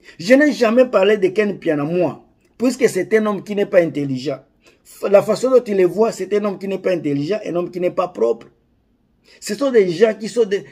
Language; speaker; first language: French; non-native, local second language; Lingala